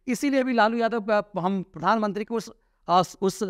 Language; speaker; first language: Hindi; native; Hindi